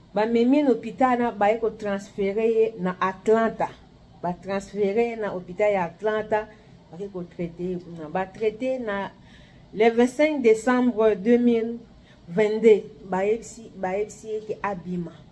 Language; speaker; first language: Lingala; native; Lingala